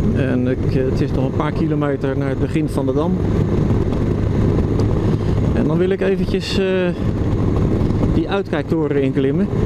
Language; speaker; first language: Dutch; native; Dutch